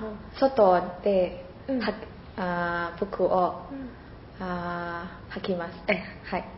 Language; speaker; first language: Japanese; non-native, learner; Indonesian